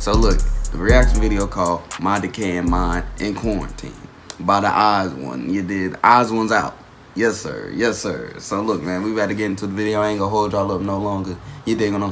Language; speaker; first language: English; native; English